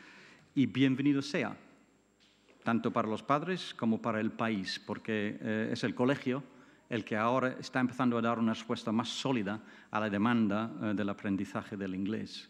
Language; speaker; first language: Spanish; non-native, fluent; English